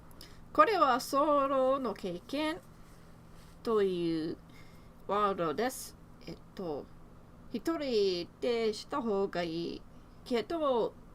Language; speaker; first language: Japanese; non-native, learner; English